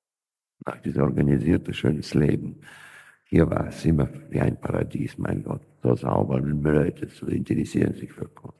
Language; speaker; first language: German; non-native, fluent; Russian